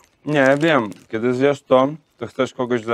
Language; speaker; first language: Polish; non-native, learner; Russian